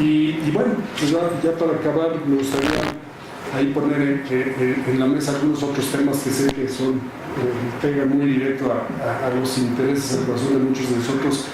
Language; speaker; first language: Spanish; native; Spanish